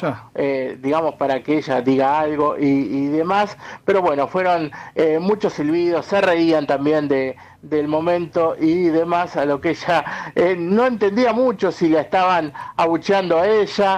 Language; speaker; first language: Spanish; native; Spanish